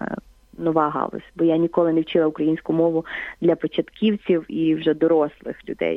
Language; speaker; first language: Ukrainian; native; Ukrainian